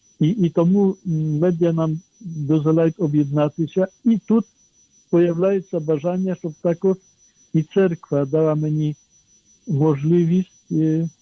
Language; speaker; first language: Ukrainian; non-native, fluent; Polish